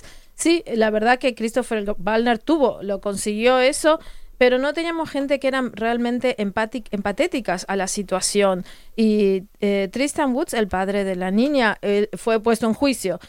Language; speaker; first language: Spanish; native; Spanish